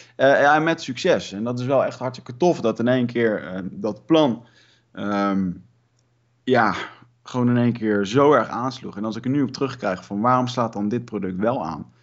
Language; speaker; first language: Dutch; native; Dutch